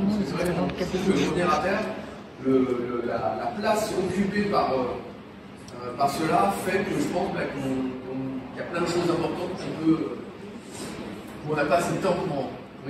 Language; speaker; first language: French; native; French